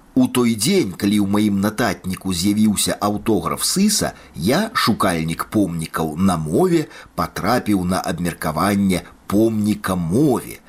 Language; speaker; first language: Belarusian; native; Belarusian